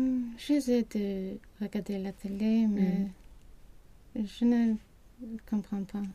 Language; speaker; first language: French; non-native, learner; Swedish